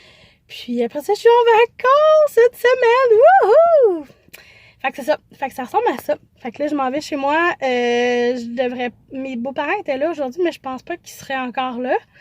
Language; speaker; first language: French; native; French